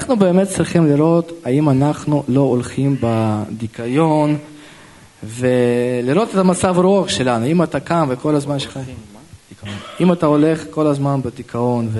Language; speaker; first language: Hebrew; non-native, local second language; Russian